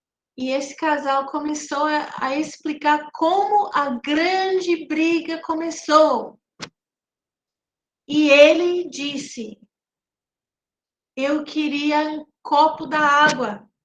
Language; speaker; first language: Portuguese; non-native, fluent; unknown